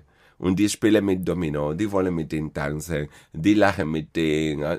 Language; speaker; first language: German; non-native, fluent; Spanish